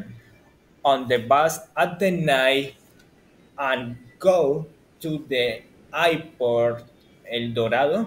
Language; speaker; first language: English; non-native, learner; Spanish